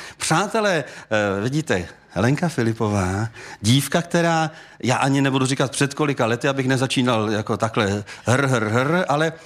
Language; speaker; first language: Czech; native; Czech